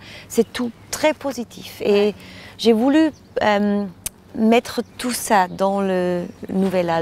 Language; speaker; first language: French; non-native, learner; German